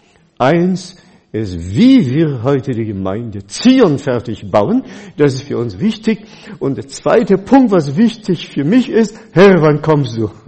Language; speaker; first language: German; non-native, fluent; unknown